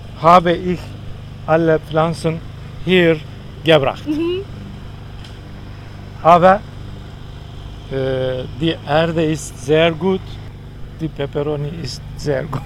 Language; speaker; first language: German; non-native, learner; Turkish